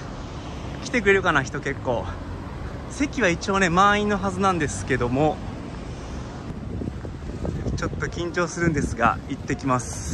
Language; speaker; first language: Japanese; native; Japanese